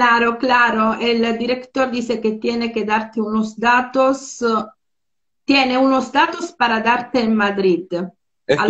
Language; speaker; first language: Spanish; non-native, fluent; Italian